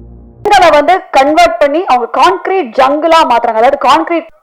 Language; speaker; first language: Tamil; non-native, learner; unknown